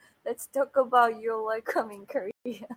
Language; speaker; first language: English; non-native, learner; Korean